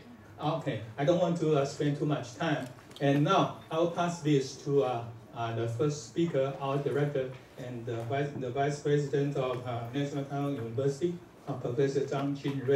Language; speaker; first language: English; non-native, fluent; Chinese